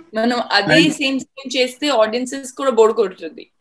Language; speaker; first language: Telugu; non-native, fluent; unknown